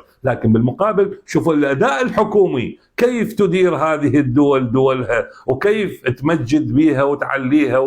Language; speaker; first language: Arabic; native; Arabic